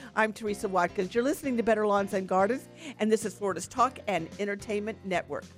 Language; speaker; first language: English; native; English